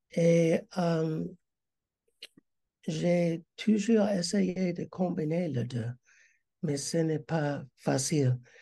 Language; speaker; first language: French; non-native, learner; English